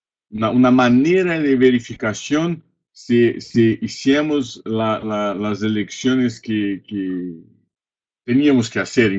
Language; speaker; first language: Spanish; non-native, fluent; Portuguese